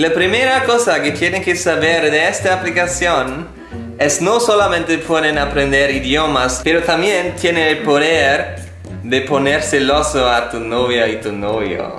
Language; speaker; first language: Spanish; non-native, learner; German